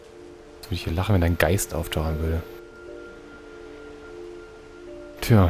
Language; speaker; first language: German; native; German